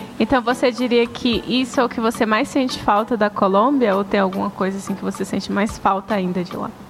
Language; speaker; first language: Portuguese; native; Portuguese